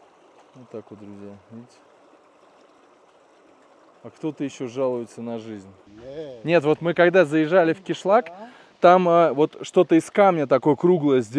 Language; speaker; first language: Russian; native; Russian